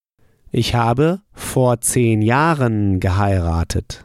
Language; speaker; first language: German; non-native, fluent; English